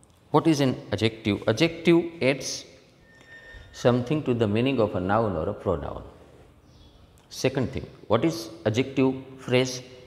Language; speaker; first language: English; non-native, local second language; Gujarati